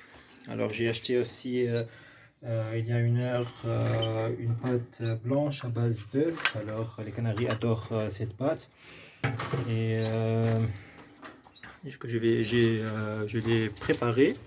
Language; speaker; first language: French; non-native, local second language; Arabic